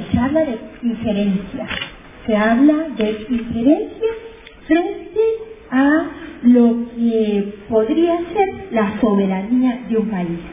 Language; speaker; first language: Spanish; native; Spanish